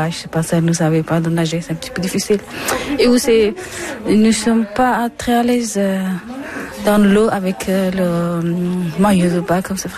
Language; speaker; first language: French; non-native, learner; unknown